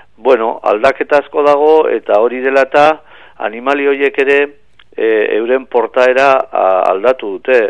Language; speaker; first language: Basque; native; Basque